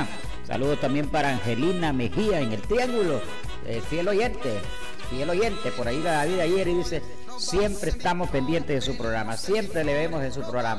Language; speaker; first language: Spanish; native; Spanish